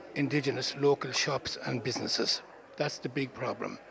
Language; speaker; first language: English; native; English